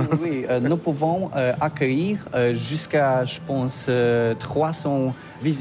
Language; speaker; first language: French; non-native, learner; Polish